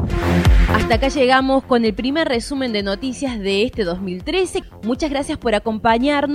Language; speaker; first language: Spanish; native; Spanish